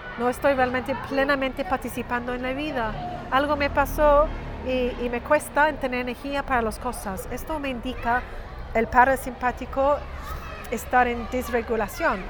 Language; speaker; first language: Spanish; non-native, fluent; English